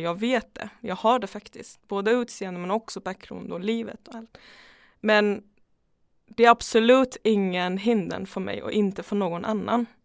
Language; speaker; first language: Swedish; non-native, fluent; Persian